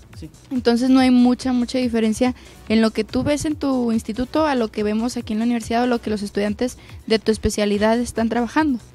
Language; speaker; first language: Spanish; native; Spanish